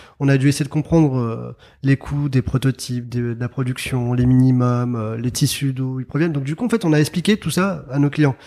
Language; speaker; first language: French; early bilingual, other home language; Arabic